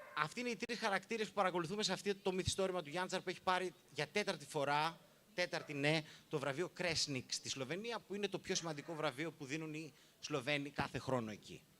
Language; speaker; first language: Greek; native; Greek